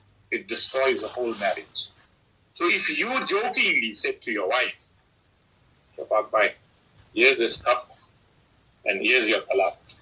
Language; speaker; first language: English; early bilingual, other home language; Urdu